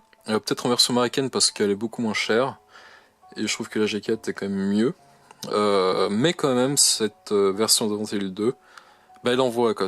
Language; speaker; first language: French; native; French